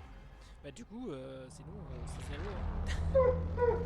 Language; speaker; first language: French; native; French